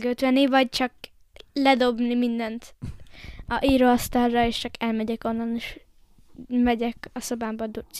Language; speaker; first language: Hungarian; early bilingual, heritage; Hungarian